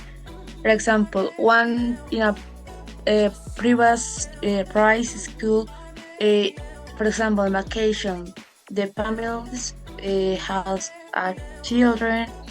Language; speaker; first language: English; non-native, learner; Spanish